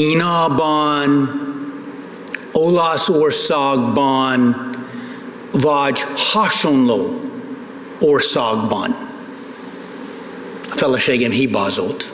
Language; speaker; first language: Hungarian; non-native, fluent; English